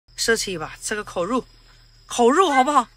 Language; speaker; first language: Chinese; native; Chinese